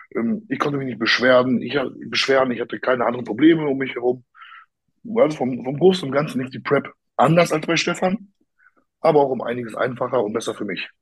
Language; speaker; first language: German; early bilingual, other home language; Polish